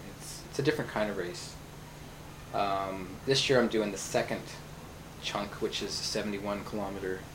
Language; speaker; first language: English; native; English